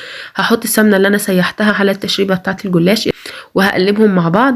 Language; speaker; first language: Arabic; native; Arabic